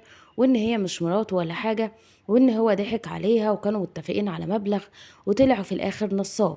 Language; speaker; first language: Arabic; native; Arabic